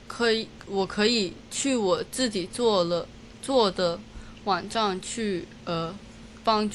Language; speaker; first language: Chinese; non-native, local second language; Cantonese